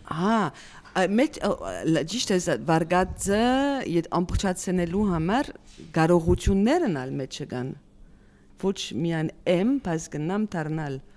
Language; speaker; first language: Armenian; early bilingual, heritage; Armenian